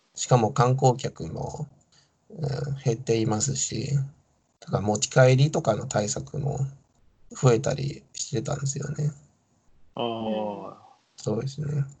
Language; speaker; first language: Japanese; non-native, fluent; Min Nan Chinese